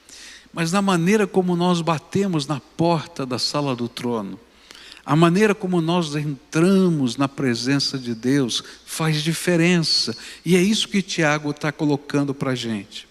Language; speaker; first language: Portuguese; native; Portuguese